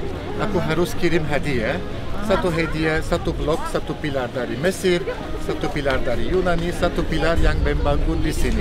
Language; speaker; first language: Indonesian; non-native, fluent; Turkish